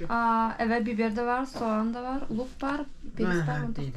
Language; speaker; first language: Turkish; non-native, learner; Yakut